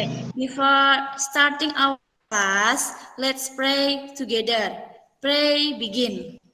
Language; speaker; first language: English; non-native, fluent; Indonesian